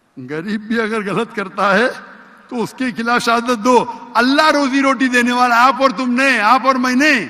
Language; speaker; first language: Urdu; non-native, local second language; Konkani